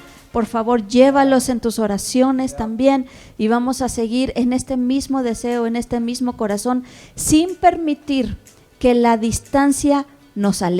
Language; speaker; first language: Spanish; native; Spanish